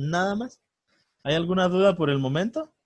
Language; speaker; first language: Spanish; native; Spanish